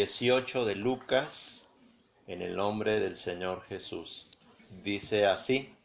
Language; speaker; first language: Spanish; native; Spanish